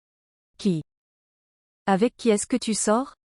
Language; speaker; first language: French; non-native, learner; English